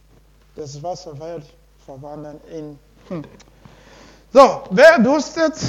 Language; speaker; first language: German; non-native, learner; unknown